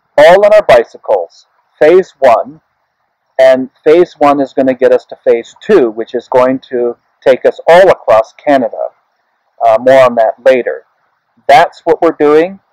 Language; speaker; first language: English; native; English